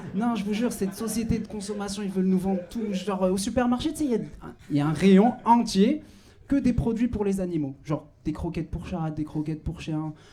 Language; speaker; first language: French; non-native, local second language; Arabic